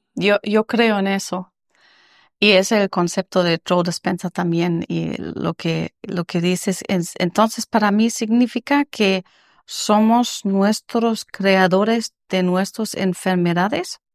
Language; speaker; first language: Spanish; non-native, learner; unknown